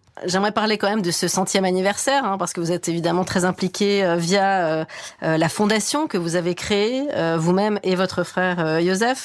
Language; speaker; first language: French; native; French